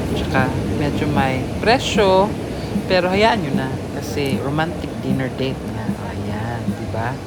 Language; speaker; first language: Filipino; non-native, local second language; Cebuano